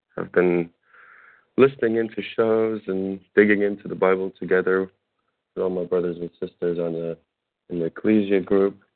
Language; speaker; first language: English; non-native, fluent; Russian